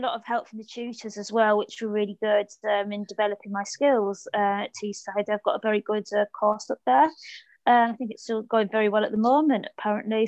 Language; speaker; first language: English; native; English